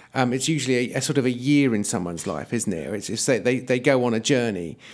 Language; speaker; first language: English; native; English